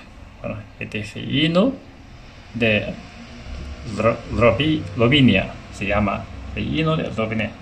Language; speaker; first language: Spanish; non-native, learner; Chinese